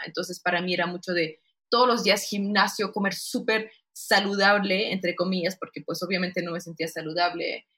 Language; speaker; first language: Spanish; early bilingual, heritage; Spanish